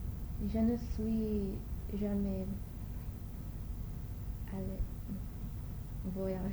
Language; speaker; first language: French; non-native, learner; English